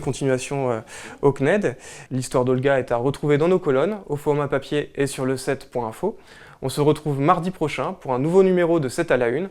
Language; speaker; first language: French; native; French